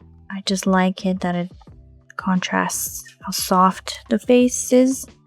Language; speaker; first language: English; native; English